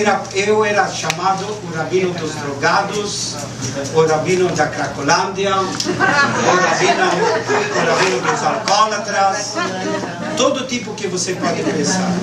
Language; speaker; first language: Portuguese; non-native, fluent; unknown